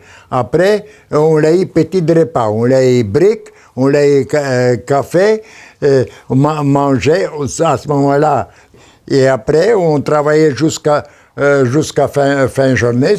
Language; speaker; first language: French; non-native, learner; Polish